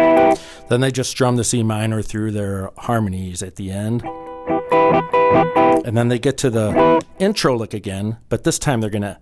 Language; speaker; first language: English; native; English